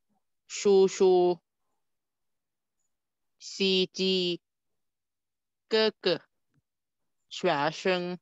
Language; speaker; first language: Chinese; non-native, learner; Thai